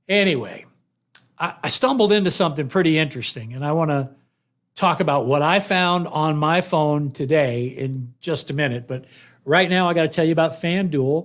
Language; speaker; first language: English; native; English